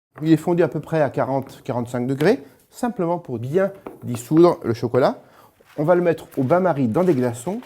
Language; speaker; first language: French; native; French